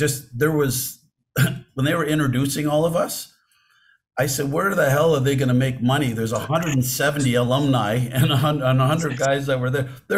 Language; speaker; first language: English; native; English